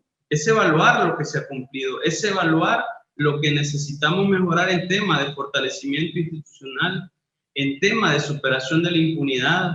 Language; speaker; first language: Spanish; native; Spanish